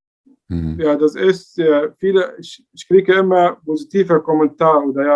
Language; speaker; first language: German; non-native, learner; Arabic